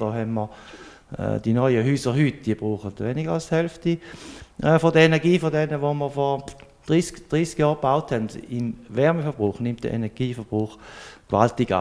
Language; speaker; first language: German; native; German